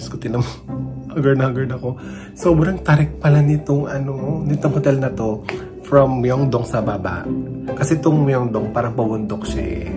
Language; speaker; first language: Filipino; native; Filipino